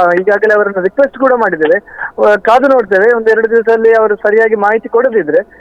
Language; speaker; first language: Kannada; non-native, local second language; Tulu